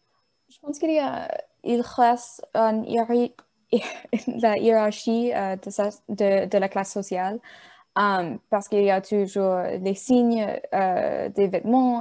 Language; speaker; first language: French; non-native, learner; English